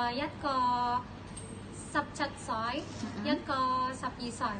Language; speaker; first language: Cantonese; non-native, learner; Indonesian